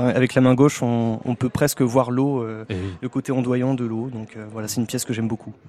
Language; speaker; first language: French; native; French